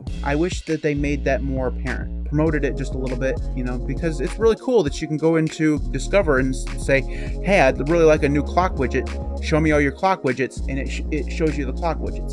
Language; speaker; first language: English; native; English